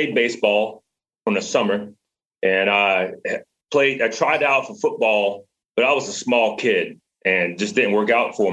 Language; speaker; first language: English; native; English